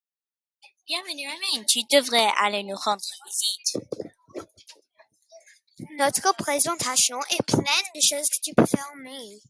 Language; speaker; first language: French; non-native, learner; English